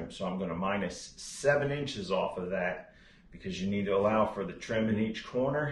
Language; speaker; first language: English; native; English